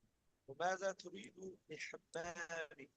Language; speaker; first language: Arabic; non-native, learner; English